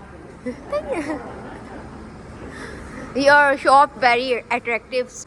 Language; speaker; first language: English; non-native, learner; Urdu